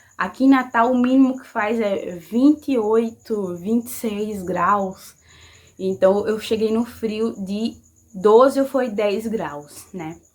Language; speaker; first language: Portuguese; native; Portuguese